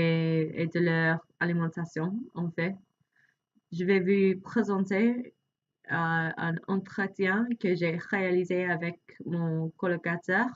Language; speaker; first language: French; non-native, fluent; English